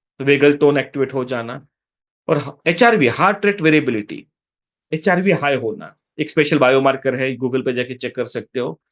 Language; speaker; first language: Hindi; non-native, local second language; Marathi